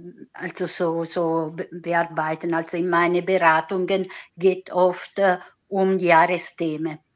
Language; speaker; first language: German; non-native, fluent; Italian